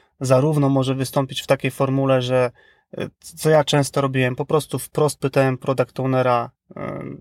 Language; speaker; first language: Polish; native; Polish